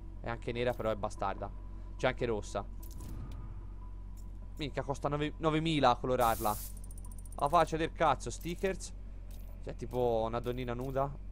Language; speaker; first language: Italian; native; Italian